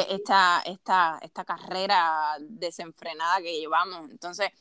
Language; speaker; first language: Spanish; native; Spanish